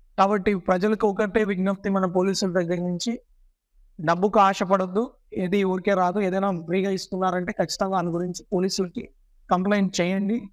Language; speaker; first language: Telugu; native; Telugu